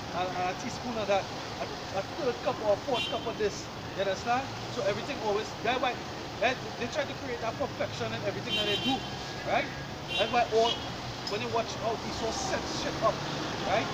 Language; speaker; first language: English; native; English